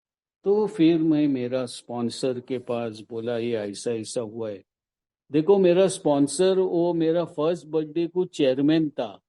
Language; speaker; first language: Hindi; non-native, local second language; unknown